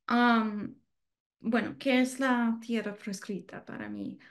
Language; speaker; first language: Spanish; non-native, learner; English